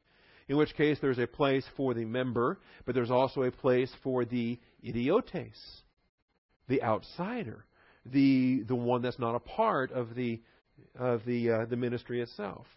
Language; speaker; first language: English; native; English